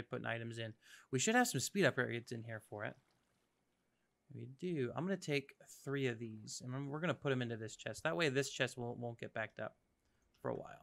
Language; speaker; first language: English; native; English